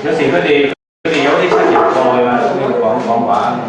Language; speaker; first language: Cantonese; native; Cantonese